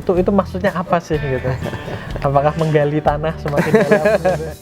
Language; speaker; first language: Indonesian; native; Indonesian